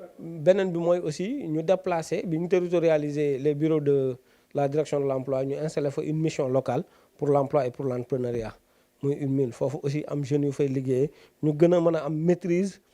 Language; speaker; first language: Wolof; native; Wolof